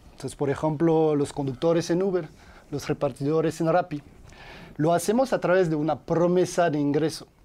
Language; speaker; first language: Spanish; non-native, fluent; French